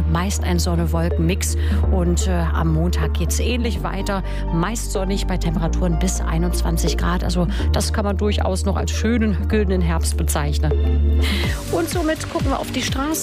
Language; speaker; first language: German; native; German